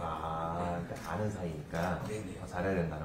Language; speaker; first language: Korean; native; Korean